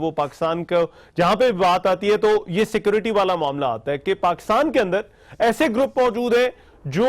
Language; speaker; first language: Urdu; native; Urdu